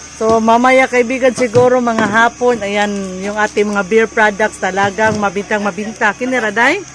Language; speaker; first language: Filipino; non-native, local second language; Cebuano